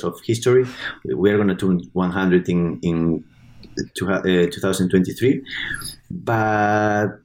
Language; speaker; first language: English; non-native, fluent; Spanish